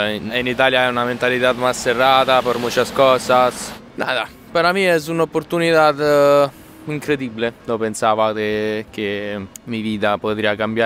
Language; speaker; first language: Spanish; non-native, learner; Italian